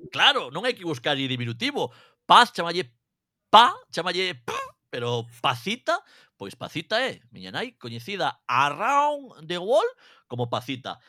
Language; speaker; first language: Galician; native; Galician